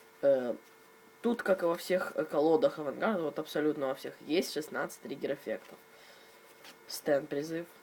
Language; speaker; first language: Russian; native; Russian